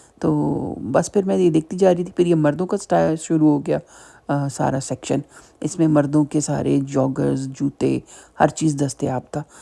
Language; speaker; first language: Urdu; native; Urdu